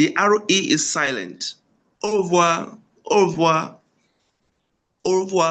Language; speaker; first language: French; non-native, fluent; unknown